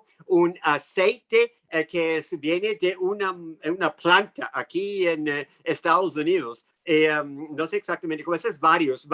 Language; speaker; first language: Spanish; non-native, fluent; English